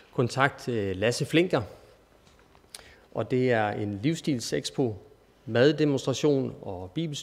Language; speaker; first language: Danish; native; Danish